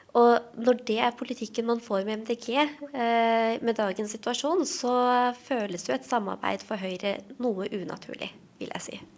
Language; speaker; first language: Norwegian; native; Norwegian